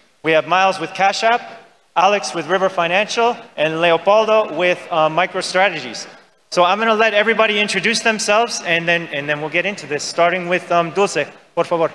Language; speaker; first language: English; native; English